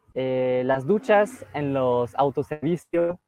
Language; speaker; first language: Spanish; non-native, fluent; French